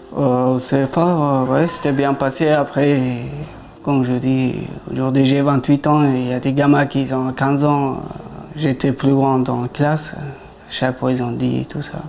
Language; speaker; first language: French; non-native, learner; Persian